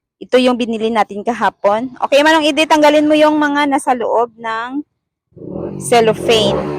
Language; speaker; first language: Filipino; non-native, local second language; Cebuano